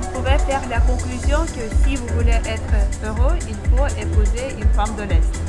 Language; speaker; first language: French; non-native, fluent; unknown